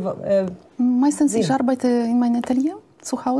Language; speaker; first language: German; non-native, learner; Ukrainian